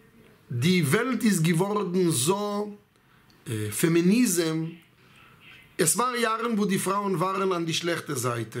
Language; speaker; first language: German; non-native, fluent; Hebrew